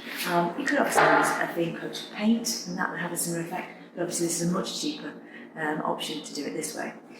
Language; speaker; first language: English; native; English